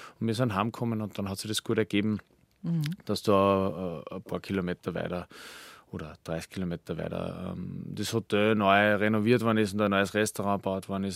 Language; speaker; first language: German; native; German